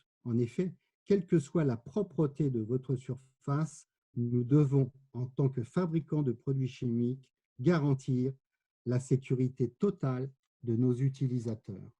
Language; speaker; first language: French; native; French